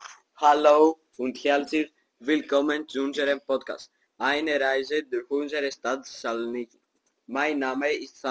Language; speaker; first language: German; non-native, learner; Greek